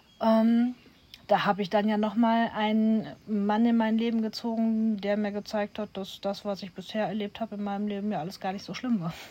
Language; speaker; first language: German; native; German